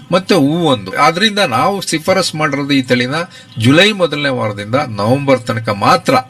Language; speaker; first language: Kannada; native; Kannada